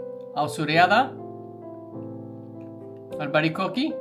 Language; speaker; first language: Basque; non-native, learner; English